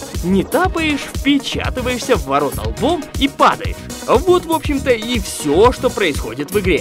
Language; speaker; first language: Russian; native; Russian